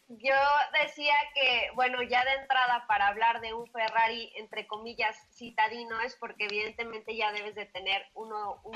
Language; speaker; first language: Spanish; native; Spanish